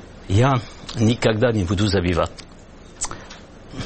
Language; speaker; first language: Ukrainian; non-native, learner; French